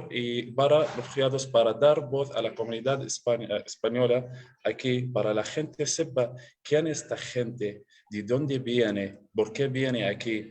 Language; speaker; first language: Spanish; non-native, learner; Arabic